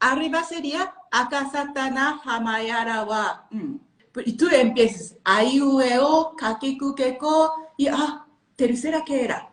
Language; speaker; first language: Spanish; non-native, learner; Japanese